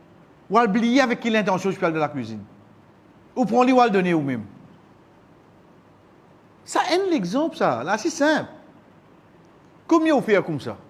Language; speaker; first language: French; non-native, local second language; Morisyen